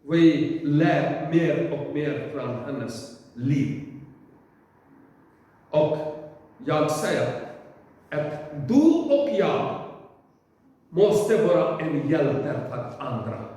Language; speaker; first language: Swedish; non-native, learner; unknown